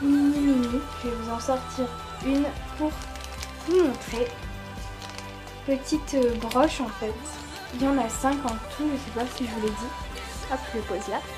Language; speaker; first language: French; native; French